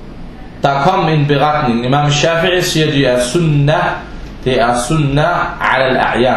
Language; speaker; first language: Danish; non-native, fluent; Arabic